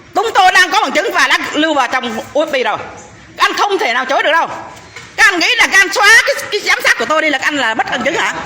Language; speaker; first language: Vietnamese; non-native, local second language; Jarai